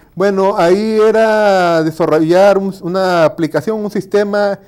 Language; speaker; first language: Spanish; native; Spanish